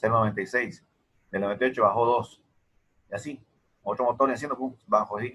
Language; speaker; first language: Spanish; native; Spanish